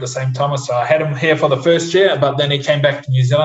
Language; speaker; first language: English; native; English